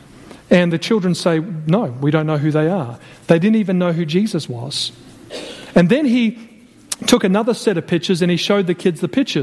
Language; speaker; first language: English; native; English